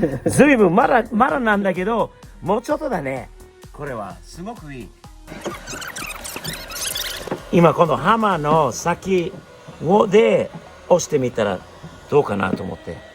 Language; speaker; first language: Japanese; non-native, fluent; English